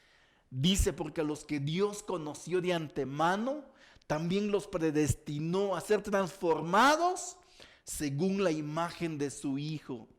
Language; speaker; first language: Spanish; native; Spanish